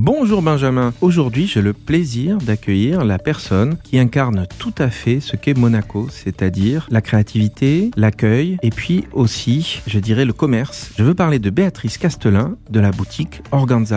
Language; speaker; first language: French; native; French